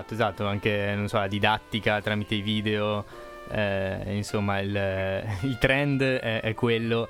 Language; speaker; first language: Italian; native; Italian